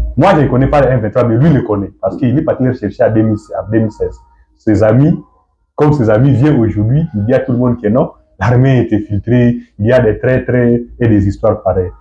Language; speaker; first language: French; non-native, local second language; Swahili